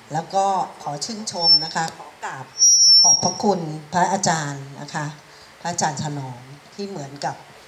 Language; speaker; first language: Thai; native; Thai